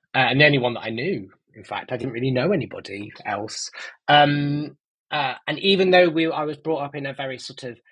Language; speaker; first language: English; native; English